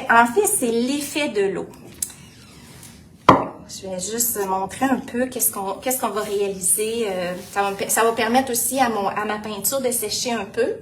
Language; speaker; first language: French; native; French